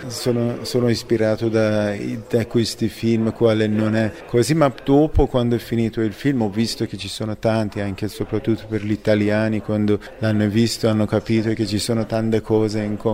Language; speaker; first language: Italian; non-native, fluent; Persian